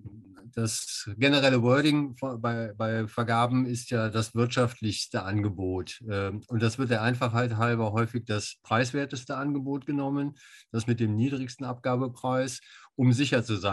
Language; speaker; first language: German; native; German